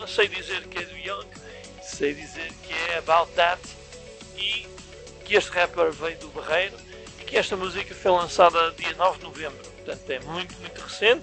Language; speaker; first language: Portuguese; native; Portuguese